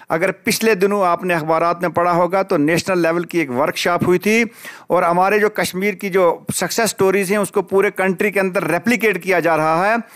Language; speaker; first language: Urdu; non-native, local second language; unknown